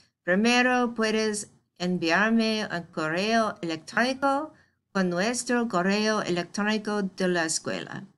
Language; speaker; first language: Spanish; non-native, fluent; English